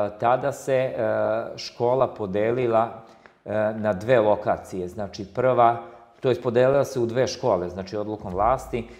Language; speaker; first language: Croatian; non-native, local second language; Slovak